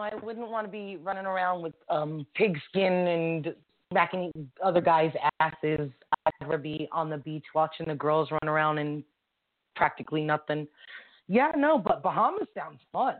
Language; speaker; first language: English; native; English